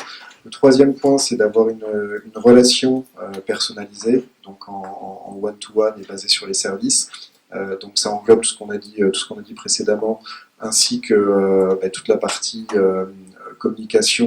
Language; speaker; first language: French; native; French